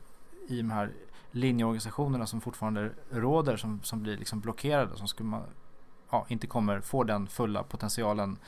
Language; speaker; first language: Swedish; native; Swedish